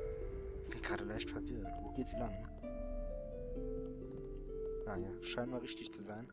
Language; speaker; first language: German; native; German